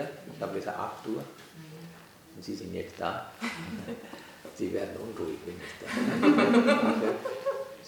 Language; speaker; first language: German; non-native, learner; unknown